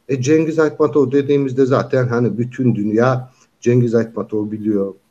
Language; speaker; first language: Turkish; non-native, local second language; Kyrgyz